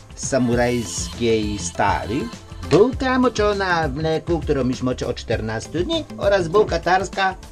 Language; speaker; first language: Polish; native; Polish